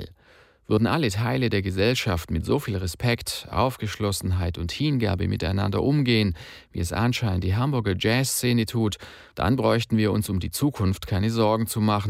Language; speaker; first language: German; native; German